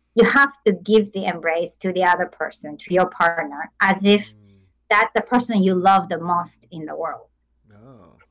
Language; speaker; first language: English; non-native, fluent; Japanese